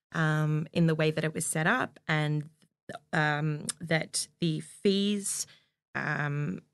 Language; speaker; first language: English; native; English